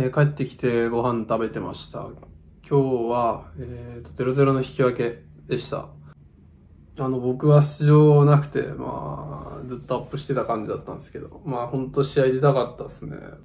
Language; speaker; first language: Japanese; native; Japanese